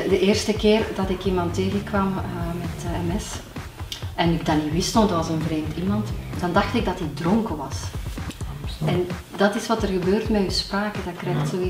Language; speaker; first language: Dutch; native; Dutch